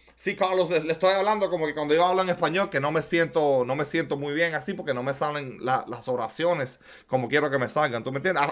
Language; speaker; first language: Spanish; early bilingual, other home language; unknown